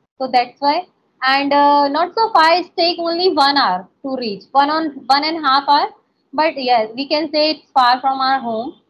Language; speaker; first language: English; non-native, local second language; Hindi